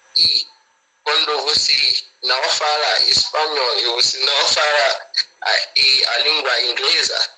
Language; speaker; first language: Portuguese; non-native, fluent; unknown